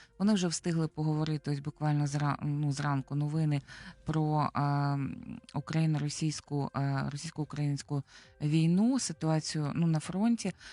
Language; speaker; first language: Ukrainian; native; Ukrainian